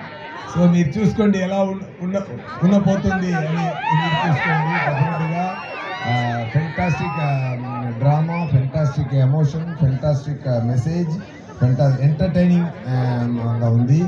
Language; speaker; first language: Telugu; non-native, learner; Tamil